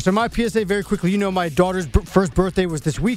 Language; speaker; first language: English; native; English